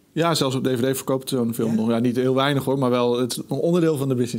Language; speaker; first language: Dutch; native; Dutch